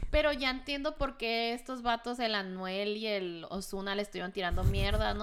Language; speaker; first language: Spanish; native; Spanish